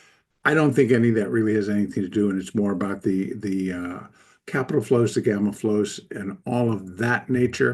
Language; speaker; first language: English; native; English